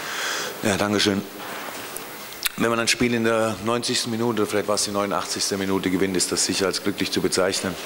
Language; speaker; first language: German; native; German